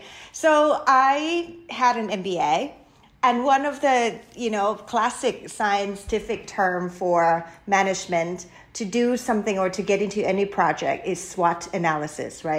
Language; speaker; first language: English; non-native, fluent; Thai